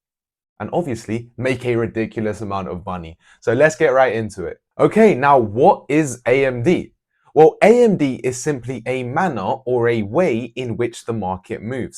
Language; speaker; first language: English; native; English